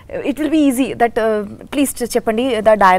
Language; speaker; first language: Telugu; non-native, learner; Bangla